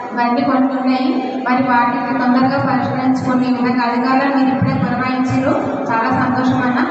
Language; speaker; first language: Telugu; native; Telugu